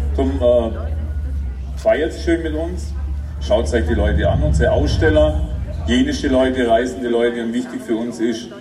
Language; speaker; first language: German; native; German